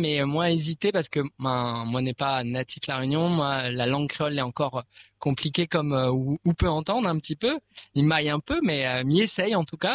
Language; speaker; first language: French; native; French